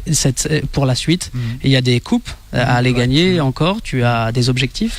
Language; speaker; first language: French; native; French